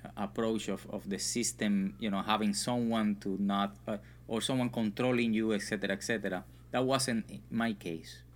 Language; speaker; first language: English; non-native, fluent; Spanish